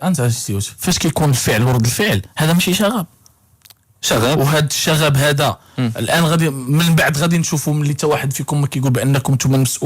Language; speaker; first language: Arabic; native; Arabic